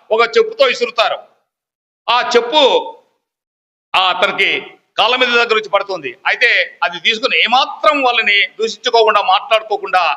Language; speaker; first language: Telugu; native; Telugu